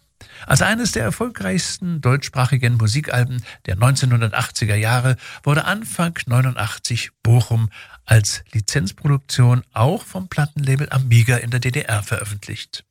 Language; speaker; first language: German; native; German